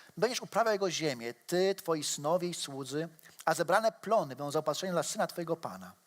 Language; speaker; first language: Polish; native; Polish